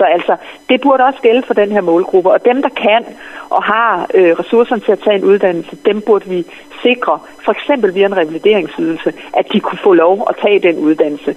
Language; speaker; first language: Danish; native; Danish